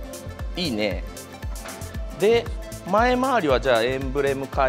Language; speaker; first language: Japanese; native; Japanese